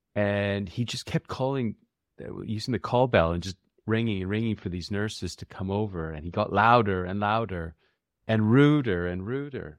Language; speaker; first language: English; native; English